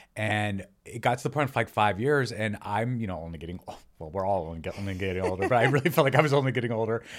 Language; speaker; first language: English; native; English